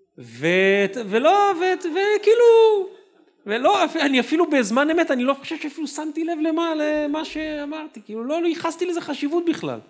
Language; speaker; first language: Hebrew; native; Hebrew